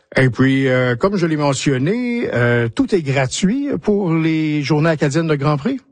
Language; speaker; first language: French; native; French